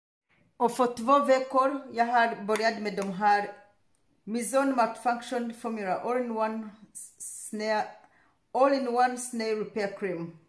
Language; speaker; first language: Swedish; non-native, learner; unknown